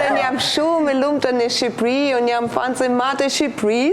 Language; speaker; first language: Albanian; non-native, fluent; German